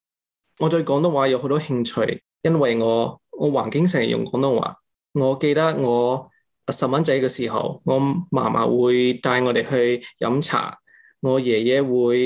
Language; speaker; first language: Cantonese; early bilingual, heritage; English